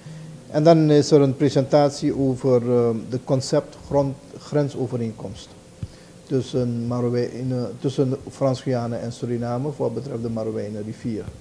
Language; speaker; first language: Dutch; native; Dutch